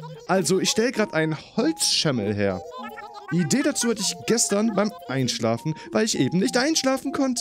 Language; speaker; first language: German; native; German